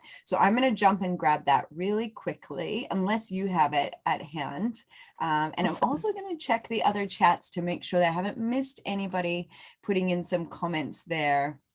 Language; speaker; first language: English; native; English